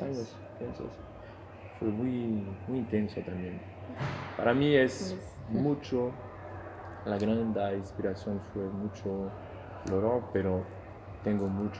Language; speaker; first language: Spanish; non-native, fluent; French